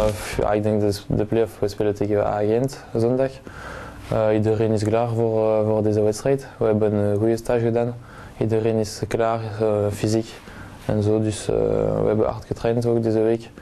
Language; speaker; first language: Dutch; non-native, local second language; French